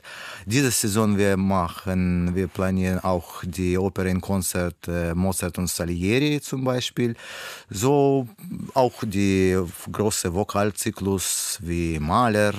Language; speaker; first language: German; non-native, learner; Russian